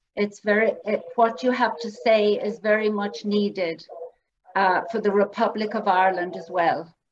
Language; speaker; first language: English; native; English